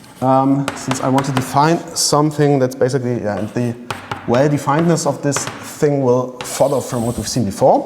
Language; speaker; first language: English; non-native, fluent; German